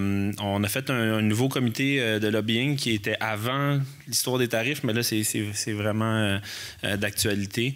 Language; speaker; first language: French; native; French